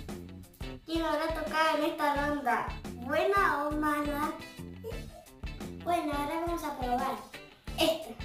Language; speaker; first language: Spanish; native; Spanish